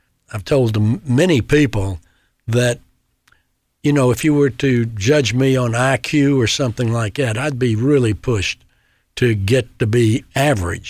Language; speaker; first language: English; native; English